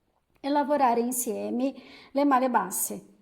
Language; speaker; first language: Italian; non-native, fluent; Portuguese